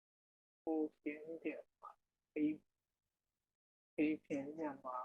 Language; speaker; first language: Chinese; non-native, learner; Bangla